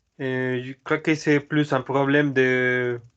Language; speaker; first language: French; non-native, learner; Spanish